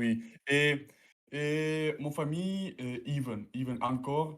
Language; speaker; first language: French; non-native, learner; Russian